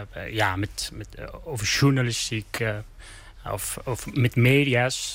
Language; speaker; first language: Dutch; non-native, learner; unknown